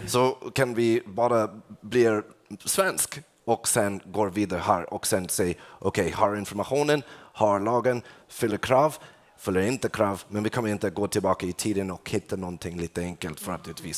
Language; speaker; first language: Swedish; non-native, fluent; English